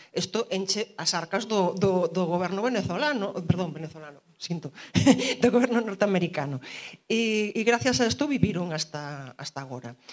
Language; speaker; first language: Galician; early bilingual, heritage; Galician